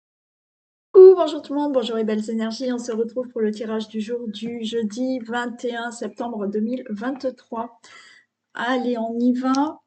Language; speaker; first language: French; native; French